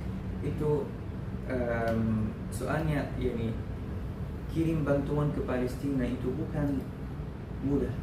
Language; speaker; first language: Indonesian; non-native, learner; Arabic